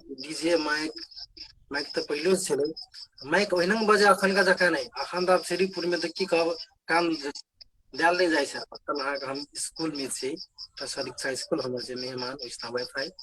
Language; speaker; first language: Maithili; non-native, local second language; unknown